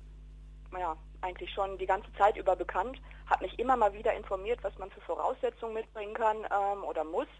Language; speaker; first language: German; native; German